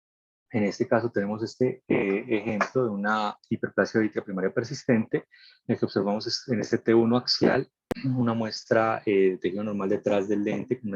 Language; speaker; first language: Spanish; native; Spanish